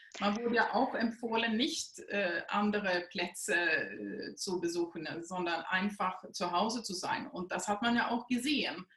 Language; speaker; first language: German; non-native, fluent; Swedish